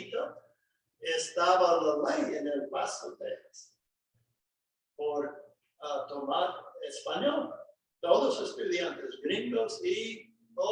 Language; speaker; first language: Spanish; non-native, learner; English